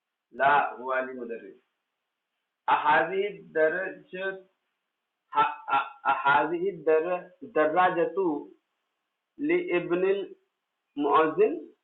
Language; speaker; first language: Arabic; non-native, fluent; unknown